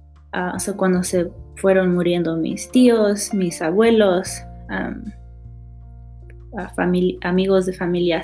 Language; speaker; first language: Spanish; early bilingual, heritage; Spanish